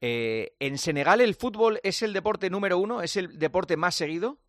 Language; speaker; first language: Spanish; native; Spanish